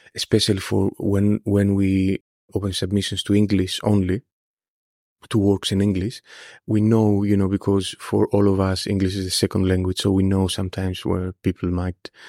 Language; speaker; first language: English; non-native, fluent; Greek